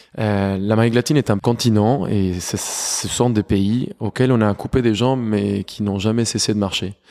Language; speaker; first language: French; non-native, fluent; Spanish